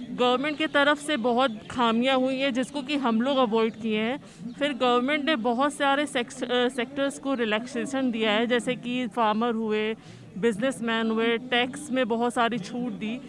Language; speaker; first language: Hindi; native; Hindi